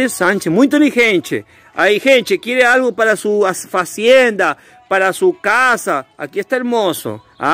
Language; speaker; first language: Portuguese; non-native, learner; Spanish